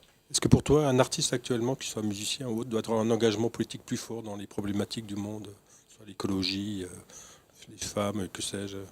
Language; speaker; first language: French; native; French